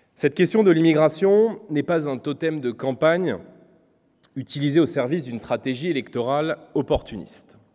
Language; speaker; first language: French; native; French